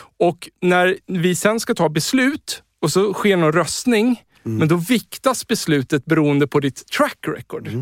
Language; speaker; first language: Swedish; native; Swedish